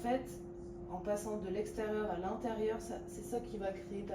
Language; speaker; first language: French; native; French